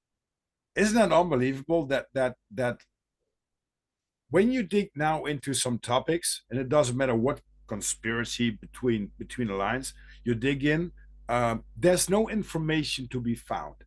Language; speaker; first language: English; non-native, fluent; Dutch